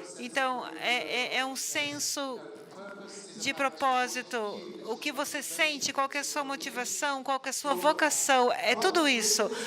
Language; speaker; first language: Portuguese; non-native, fluent; English